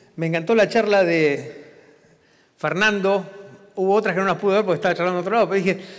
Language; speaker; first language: Spanish; native; Spanish